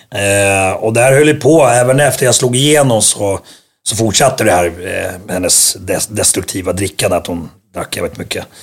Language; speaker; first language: Swedish; early bilingual, other home language; Finnish